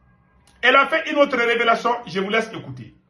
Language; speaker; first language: French; non-native, local second language; Bambara